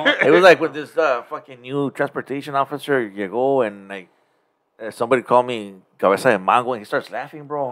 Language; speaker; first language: English; early bilingual, other home language; Spanish